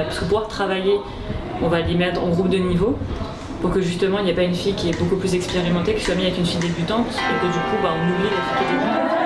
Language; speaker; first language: French; native; French